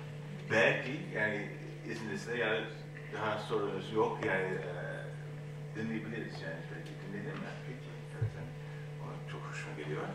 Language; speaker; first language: Turkish; non-native, learner; English